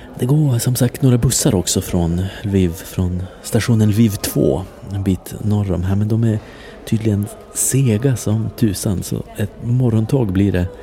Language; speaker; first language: Swedish; non-native, fluent; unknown